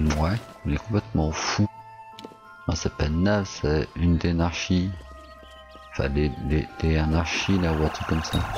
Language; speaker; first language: French; native; French